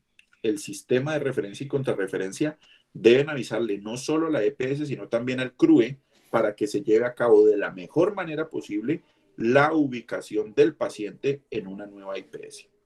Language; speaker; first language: Spanish; native; Spanish